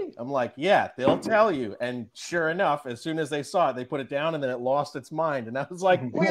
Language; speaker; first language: English; native; English